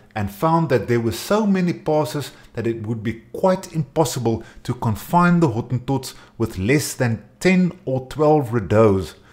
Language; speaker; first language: English; non-native, local second language; Afrikaans